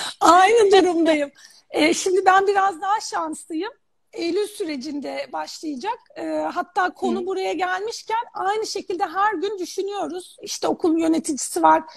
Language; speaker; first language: Turkish; early bilingual, heritage; Turkish